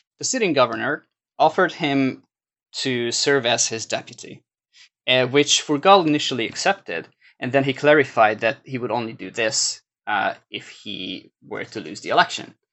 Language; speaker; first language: English; non-native, fluent; Hungarian